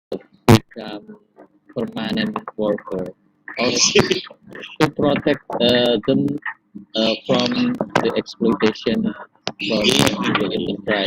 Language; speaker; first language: English; non-native, fluent; Indonesian